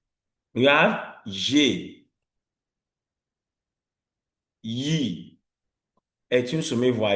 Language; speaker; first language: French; non-native, fluent; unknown